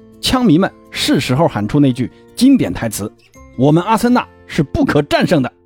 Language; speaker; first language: Chinese; native; Chinese